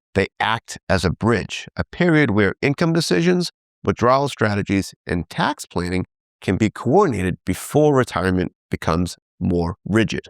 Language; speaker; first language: English; native; English